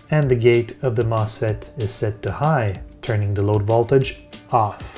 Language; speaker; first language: English; native; English